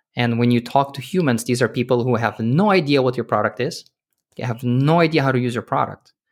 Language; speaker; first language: English; early bilingual, other home language; Russian